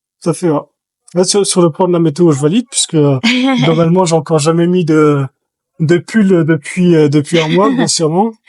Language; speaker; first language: French; native; French